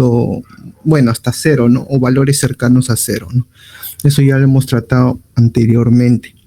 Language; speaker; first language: Spanish; native; Spanish